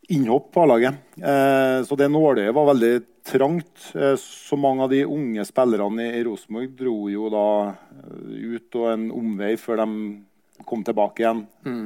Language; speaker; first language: Norwegian; native; Norwegian